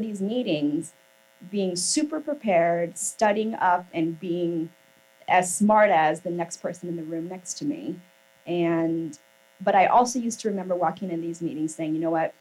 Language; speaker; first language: English; native; English